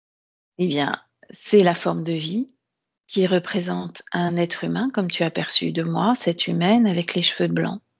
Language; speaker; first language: French; native; French